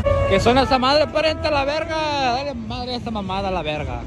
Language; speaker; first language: Spanish; early bilingual, other home language; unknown